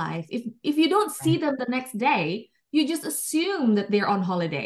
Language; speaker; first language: English; non-native, fluent; Indonesian